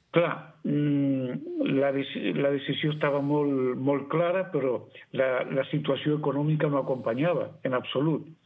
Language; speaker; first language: Catalan; non-native, fluent; Spanish